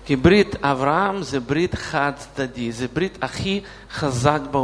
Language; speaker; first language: Hebrew; non-native, fluent; Russian